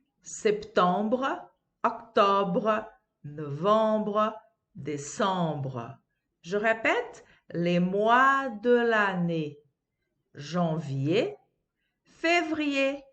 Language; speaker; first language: French; non-native, fluent; Portuguese